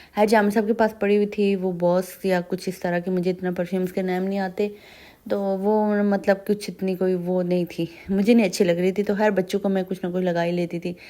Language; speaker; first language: Hindi; non-native, local second language; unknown